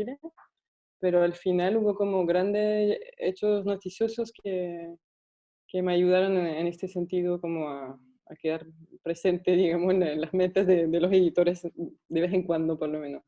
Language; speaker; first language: Spanish; non-native, fluent; French